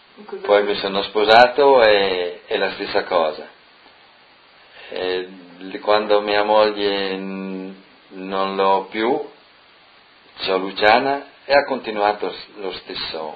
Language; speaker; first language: Italian; non-native, local second language; Friulian